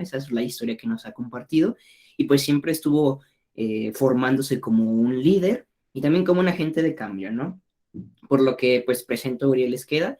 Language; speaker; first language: Spanish; native; Spanish